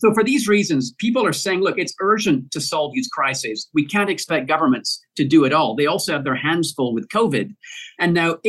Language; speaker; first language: English; native; English